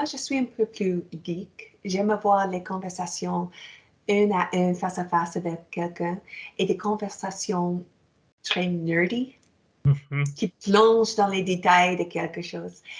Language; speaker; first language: French; non-native, fluent; English